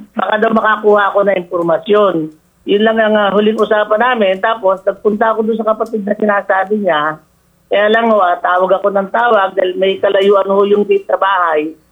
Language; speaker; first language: Filipino; native; Filipino